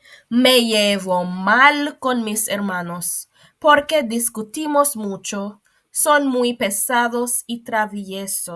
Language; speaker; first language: Spanish; non-native, fluent; English